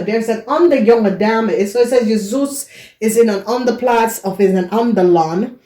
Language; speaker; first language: Dutch; non-native, learner; English